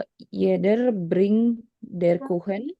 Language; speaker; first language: German; non-native, learner; Indonesian